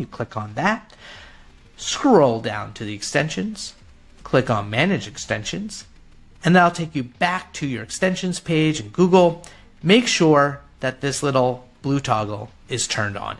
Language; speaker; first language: English; native; English